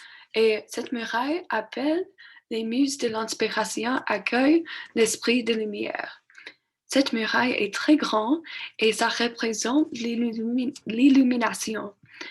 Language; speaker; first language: French; non-native, learner; English